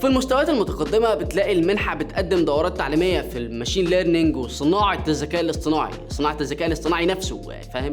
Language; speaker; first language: Arabic; native; Arabic